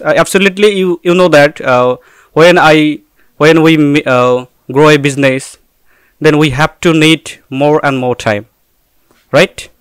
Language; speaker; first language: English; non-native, local second language; Bangla